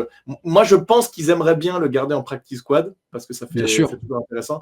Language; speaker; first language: French; native; French